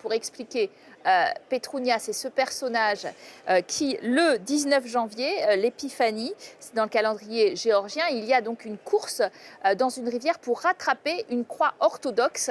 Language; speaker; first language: French; native; French